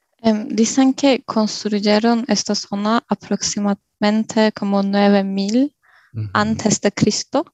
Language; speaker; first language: Spanish; non-native, learner; Turkish